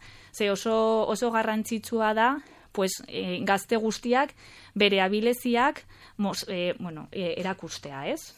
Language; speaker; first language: Basque; non-native, local second language; Spanish